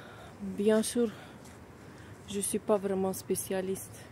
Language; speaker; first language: French; non-native, fluent; Russian